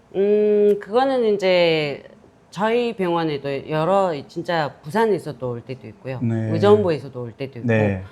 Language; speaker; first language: Korean; non-native, fluent; Mongolian